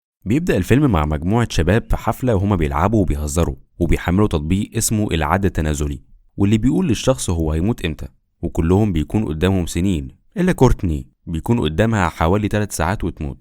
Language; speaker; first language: Arabic; native; Arabic